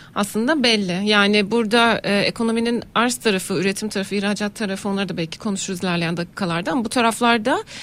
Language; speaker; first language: Turkish; native; Turkish